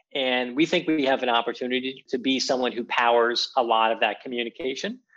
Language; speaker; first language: English; native; English